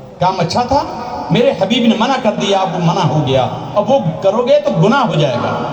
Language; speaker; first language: Urdu; non-native, local second language; Punjabi